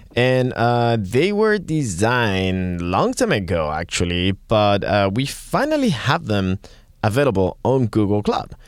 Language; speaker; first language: English; non-native, fluent; Spanish